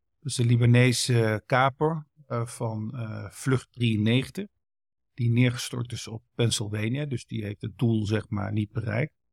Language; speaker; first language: Dutch; early bilingual, other home language; Kurdish